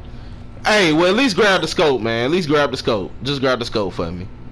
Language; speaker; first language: English; native; English